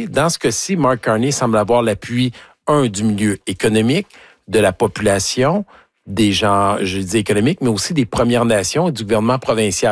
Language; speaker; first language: French; native; French